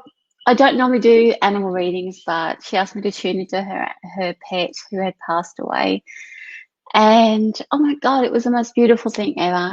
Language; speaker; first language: English; native; English